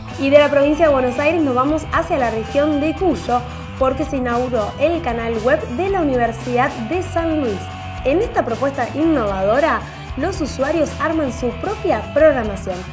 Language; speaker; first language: Spanish; native; Spanish